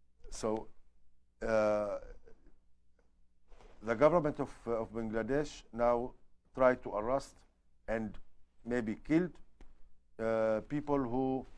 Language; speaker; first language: English; non-native, learner; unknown